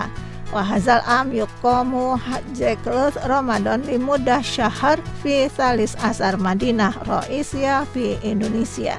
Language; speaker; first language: Arabic; non-native, fluent; Indonesian